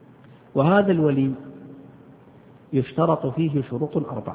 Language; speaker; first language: Arabic; native; Arabic